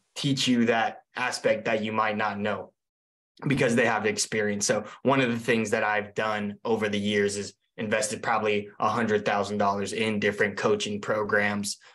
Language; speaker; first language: English; native; English